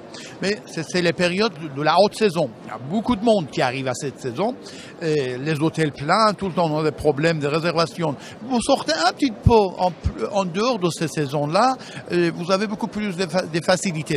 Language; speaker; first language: French; non-native, fluent; Persian